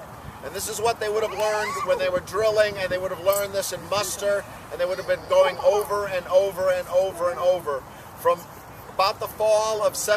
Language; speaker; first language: English; native; English